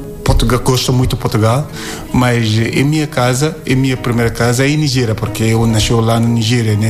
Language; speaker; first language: Portuguese; non-native, learner; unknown